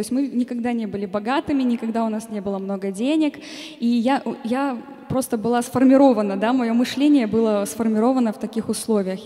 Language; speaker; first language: Russian; native; Russian